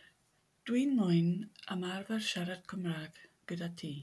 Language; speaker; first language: Welsh; non-native, learner; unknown